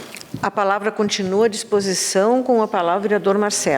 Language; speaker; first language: Portuguese; native; Portuguese